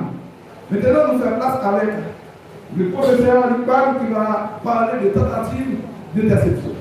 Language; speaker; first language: French; non-native, local second language; Haitian Creole